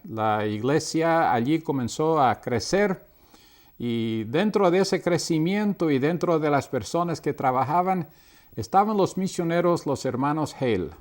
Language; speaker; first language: Spanish; non-native, local second language; English